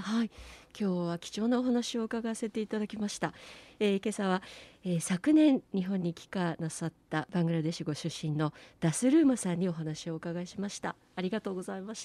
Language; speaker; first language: Japanese; native; Japanese